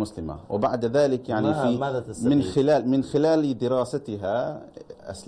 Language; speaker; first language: Arabic; non-native, fluent; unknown